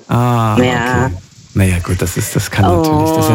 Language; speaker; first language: German; native; German